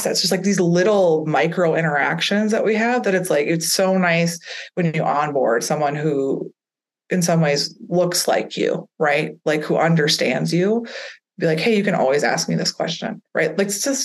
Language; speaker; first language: English; native; English